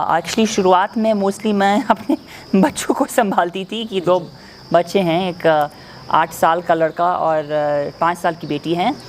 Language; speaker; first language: Hindi; non-native, fluent; English